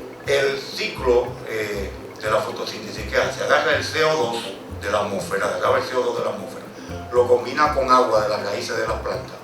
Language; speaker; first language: Spanish; native; Spanish